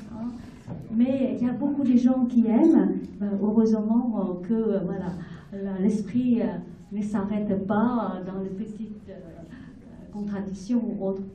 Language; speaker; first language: French; non-native, fluent; Vietnamese